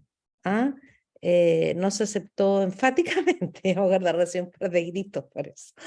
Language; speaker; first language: Spanish; native; Spanish